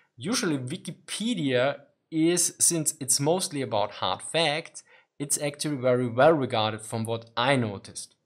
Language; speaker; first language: English; non-native, fluent; German